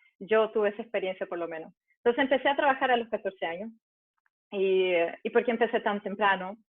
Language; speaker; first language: Spanish; early bilingual, heritage; Spanish